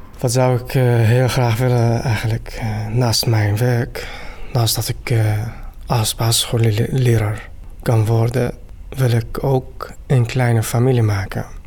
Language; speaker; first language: Dutch; non-native, learner; Arabic